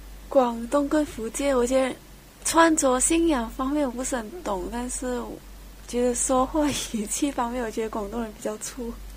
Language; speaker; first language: Chinese; native; Chinese